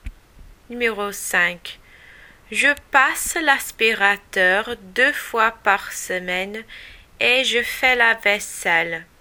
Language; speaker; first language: French; non-native, learner; English